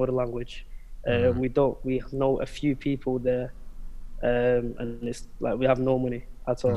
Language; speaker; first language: English; native; English